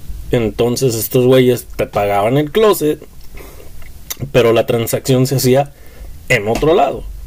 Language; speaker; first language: Spanish; early bilingual, heritage; Spanish